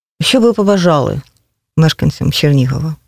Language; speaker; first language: Ukrainian; native; Ukrainian